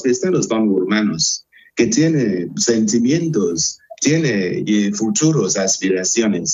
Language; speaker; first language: Spanish; non-native, fluent; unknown